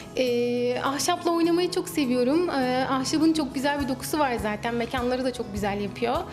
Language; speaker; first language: Turkish; native; Turkish